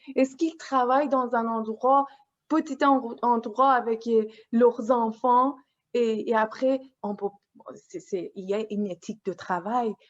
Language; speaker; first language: French; non-native, fluent; Persian